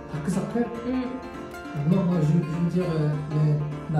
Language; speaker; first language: French; non-native, fluent; Korean